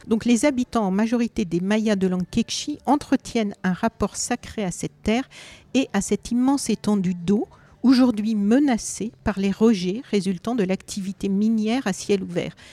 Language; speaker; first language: French; native; French